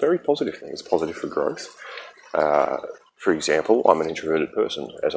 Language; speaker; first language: English; native; English